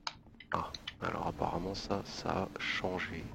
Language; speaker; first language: French; native; French